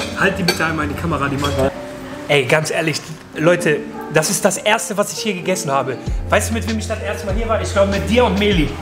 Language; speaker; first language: German; native; German